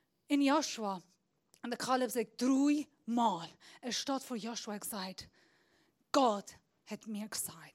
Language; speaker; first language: German; non-native, fluent; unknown